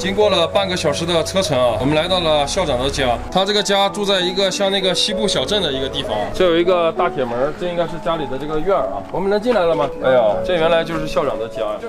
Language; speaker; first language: Chinese; native; Chinese